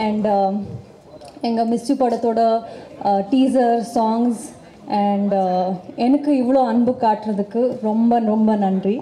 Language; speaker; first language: Tamil; non-native, local second language; Kannada